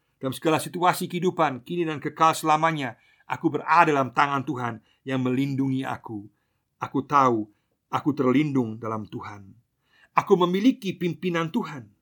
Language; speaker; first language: Indonesian; non-native, fluent; German